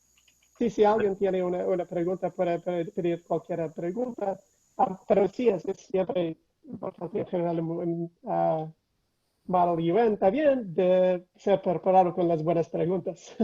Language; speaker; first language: Spanish; non-native, fluent; English